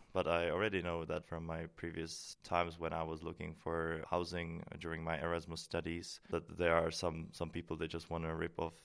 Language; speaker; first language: English; non-native, fluent; Czech